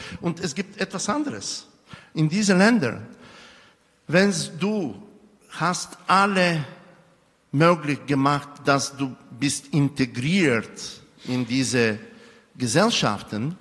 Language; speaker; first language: German; non-native, fluent; Bulgarian